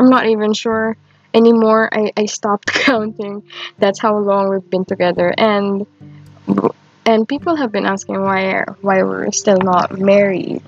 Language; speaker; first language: English; non-native, local second language; Filipino